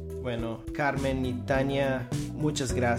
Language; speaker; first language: Spanish; non-native, fluent; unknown